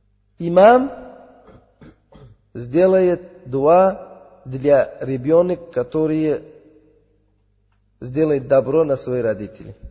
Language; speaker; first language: Russian; non-native, learner; Uzbek